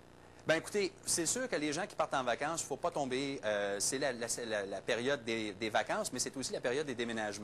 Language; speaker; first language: French; native; French